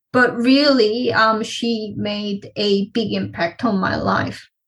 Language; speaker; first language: English; non-native, fluent; Korean